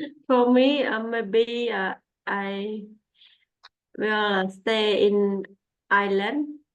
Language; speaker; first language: English; non-native, learner; Khmer